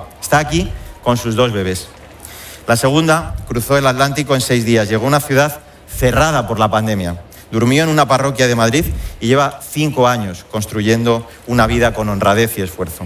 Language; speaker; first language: Spanish; native; Spanish